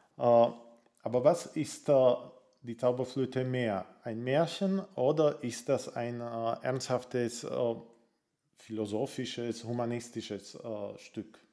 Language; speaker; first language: German; non-native, fluent; Slovak